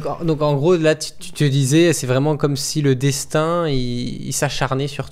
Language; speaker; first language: French; native; French